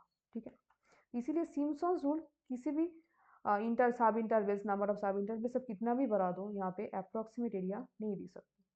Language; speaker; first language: Hindi; native; Hindi